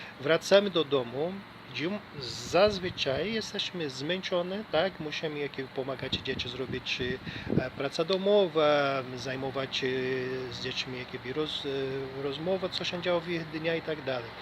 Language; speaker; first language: Polish; non-native, learner; Portuguese